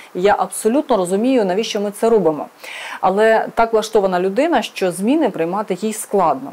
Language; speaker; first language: Ukrainian; native; Ukrainian